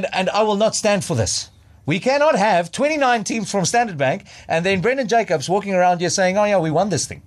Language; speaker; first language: English; non-native, local second language; Afrikaans